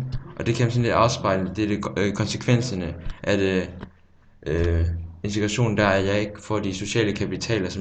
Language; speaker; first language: Danish; early bilingual, other home language; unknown